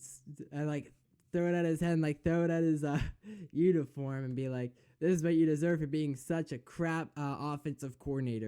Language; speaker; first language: English; native; English